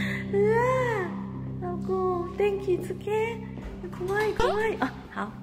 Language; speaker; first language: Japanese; non-native, learner; Chinese